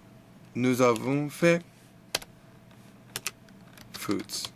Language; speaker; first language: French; non-native, learner; English